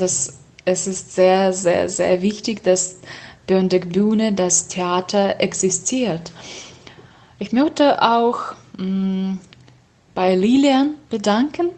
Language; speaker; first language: German; non-native, learner; Russian